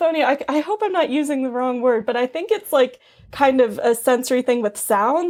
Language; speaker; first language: English; native; English